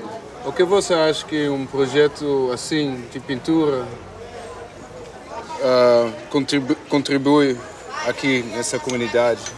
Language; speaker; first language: Portuguese; non-native, fluent; Dutch